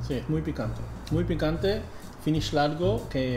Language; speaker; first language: Spanish; non-native, fluent; English